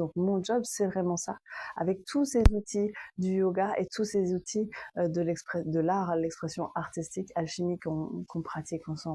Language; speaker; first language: French; native; French